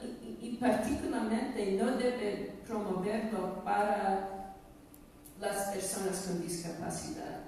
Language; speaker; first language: Spanish; non-native, fluent; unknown